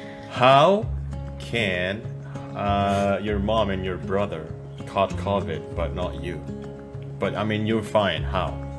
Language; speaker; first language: English; non-native, fluent; Indonesian